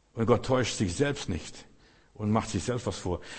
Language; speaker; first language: German; non-native, fluent; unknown